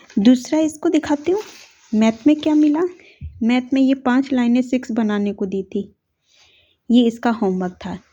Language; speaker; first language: Hindi; native; Hindi